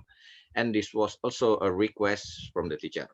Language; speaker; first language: English; non-native, fluent; Indonesian